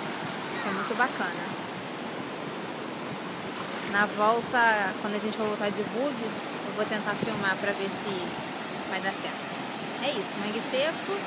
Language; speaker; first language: Portuguese; native; Portuguese